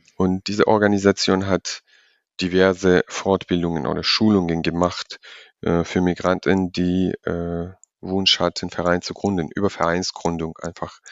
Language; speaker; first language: German; non-native, fluent; Georgian